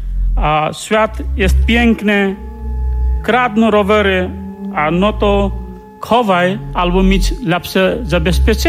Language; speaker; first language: Polish; non-native, learner; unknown